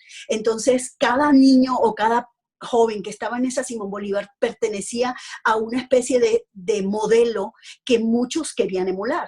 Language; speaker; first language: Spanish; native; Spanish